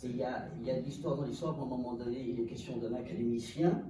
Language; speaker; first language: French; native; French